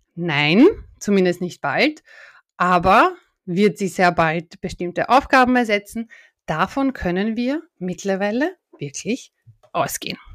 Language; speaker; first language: German; native; German